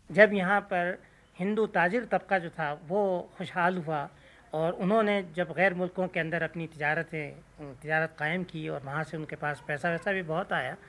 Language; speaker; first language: Urdu; non-native, local second language; Sindhi